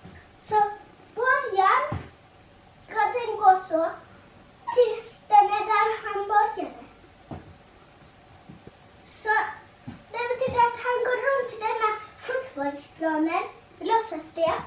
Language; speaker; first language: Swedish; early bilingual, other home language; Tigrinya